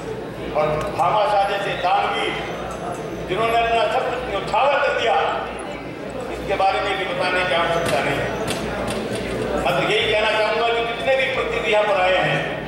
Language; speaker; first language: Hindi; native; Hindi